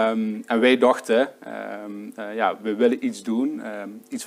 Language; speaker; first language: Dutch; native; Dutch